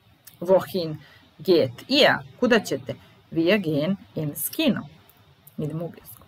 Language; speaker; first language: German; non-native, fluent; Serbian